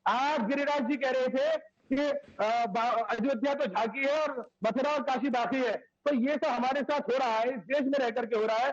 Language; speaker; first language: Hindi; native; Hindi